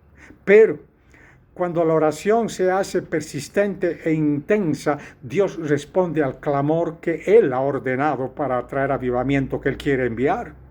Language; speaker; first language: Spanish; native; Spanish